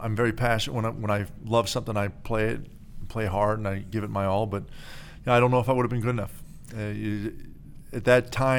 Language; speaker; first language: English; native; English